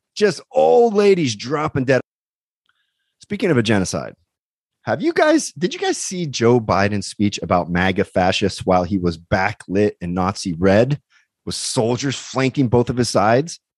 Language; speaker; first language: English; native; English